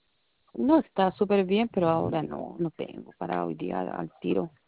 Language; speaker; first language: Spanish; native; Spanish